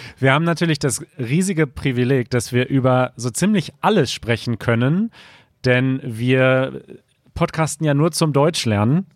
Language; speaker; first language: German; native; German